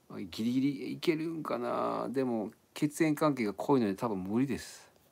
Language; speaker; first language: Japanese; native; Japanese